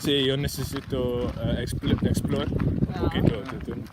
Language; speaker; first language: Spanish; non-native, learner; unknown